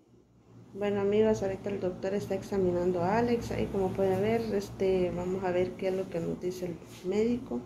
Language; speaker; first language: Spanish; native; Spanish